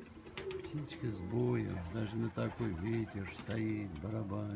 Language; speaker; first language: Russian; native; Russian